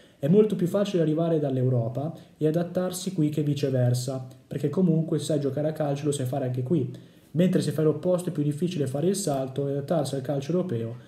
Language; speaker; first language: Italian; native; Italian